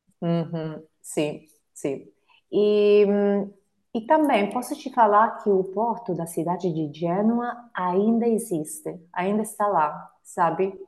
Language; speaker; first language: Portuguese; non-native, fluent; Italian